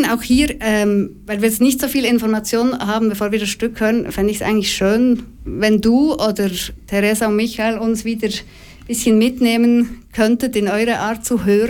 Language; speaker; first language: German; native; German